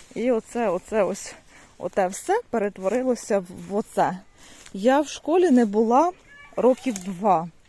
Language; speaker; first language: Ukrainian; native; Ukrainian